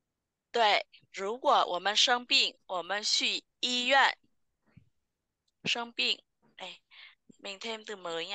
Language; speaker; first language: Chinese; non-native, fluent; Vietnamese